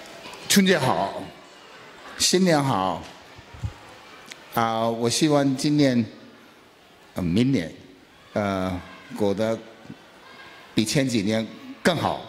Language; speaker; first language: Chinese; non-native, fluent; English